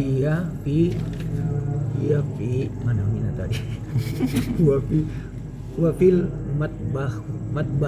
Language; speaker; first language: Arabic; non-native, learner; Indonesian